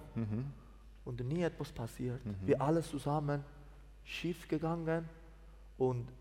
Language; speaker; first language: German; non-native, learner; Persian